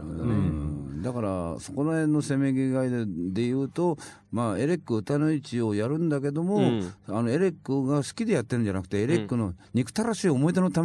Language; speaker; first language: Japanese; native; Japanese